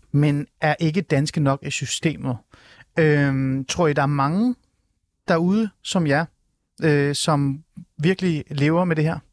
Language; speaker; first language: Danish; early bilingual, other home language; Persian